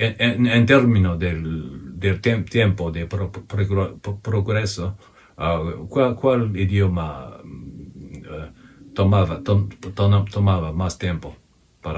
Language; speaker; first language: Spanish; non-native, fluent; Japanese